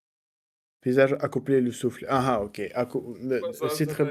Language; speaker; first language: French; non-native, learner; Russian